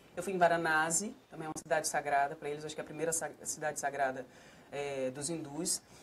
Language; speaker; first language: Portuguese; native; Portuguese